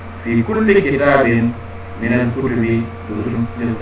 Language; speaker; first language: Arabic; non-native, fluent; Wolof